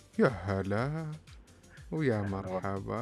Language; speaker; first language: Arabic; native; Arabic